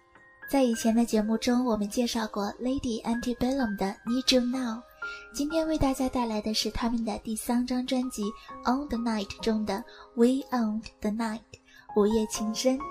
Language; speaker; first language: Chinese; native; Chinese